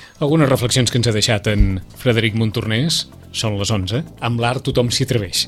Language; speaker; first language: Catalan; native; Catalan